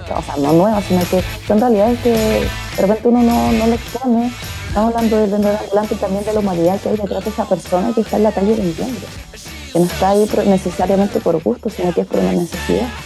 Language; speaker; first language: Spanish; native; Spanish